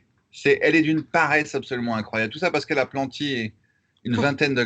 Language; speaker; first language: French; native; French